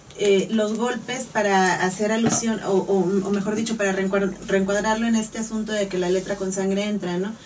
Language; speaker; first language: Spanish; native; Spanish